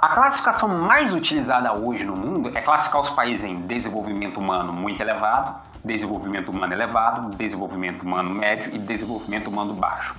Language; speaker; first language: Portuguese; native; Portuguese